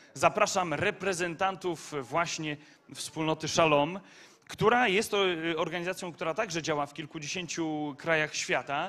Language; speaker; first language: Polish; native; Polish